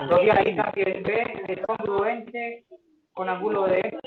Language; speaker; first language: Spanish; native; Spanish